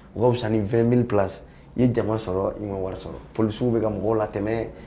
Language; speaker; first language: French; non-native, local second language; Tamasheq